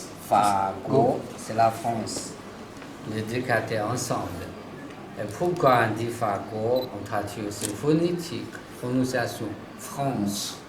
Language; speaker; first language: French; non-native, learner; Chinese